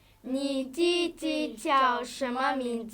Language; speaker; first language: Chinese; non-native, learner; Kyrgyz